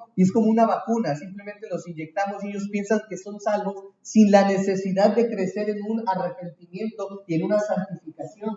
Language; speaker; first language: Spanish; native; Spanish